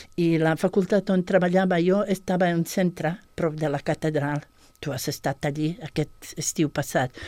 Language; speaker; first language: Catalan; non-native, fluent; Bosnian